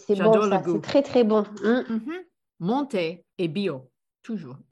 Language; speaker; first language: French; non-native, fluent; English